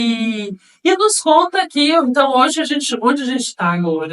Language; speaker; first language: Portuguese; native; Portuguese